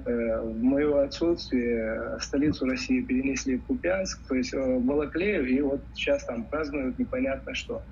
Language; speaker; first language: Russian; native; Russian